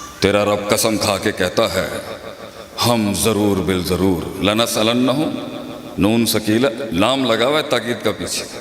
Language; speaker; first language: Urdu; native; Urdu